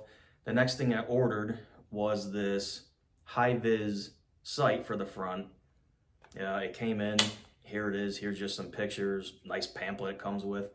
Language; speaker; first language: English; native; English